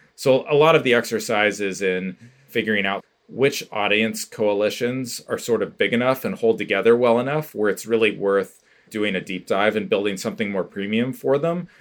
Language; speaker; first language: English; native; English